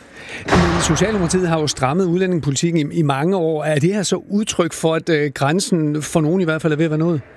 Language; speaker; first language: Danish; native; Danish